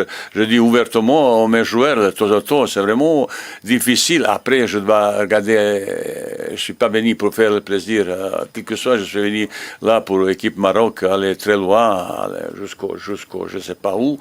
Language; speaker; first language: French; non-native, learner; Bosnian